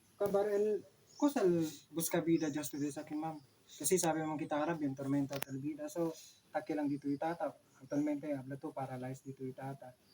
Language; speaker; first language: Filipino; native; Filipino